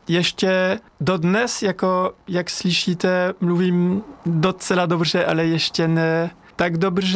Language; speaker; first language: Czech; non-native, fluent; French